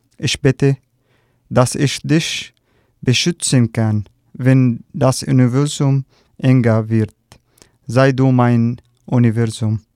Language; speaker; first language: German; non-native, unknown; Arabic